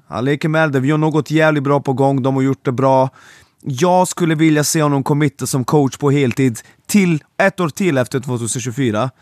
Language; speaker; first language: Swedish; non-native, fluent; Serbian